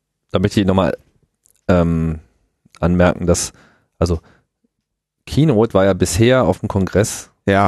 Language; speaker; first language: German; native; German